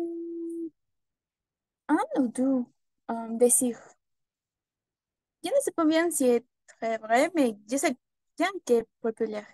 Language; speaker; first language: French; non-native, learner; Spanish